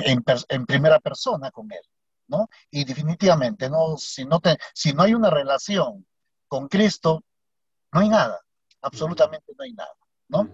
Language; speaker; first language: Spanish; native; Spanish